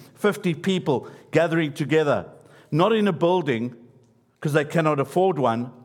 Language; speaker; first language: English; native; English